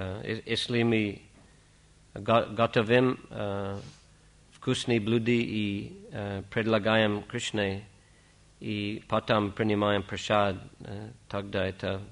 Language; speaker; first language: Russian; non-native, fluent; English